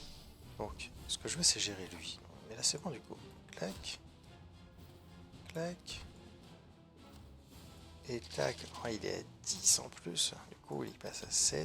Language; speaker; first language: French; native; French